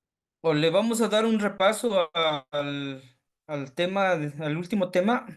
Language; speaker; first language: Spanish; native; Spanish